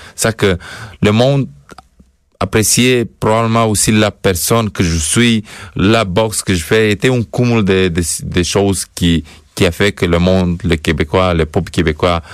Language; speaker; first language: French; non-native, fluent; Romanian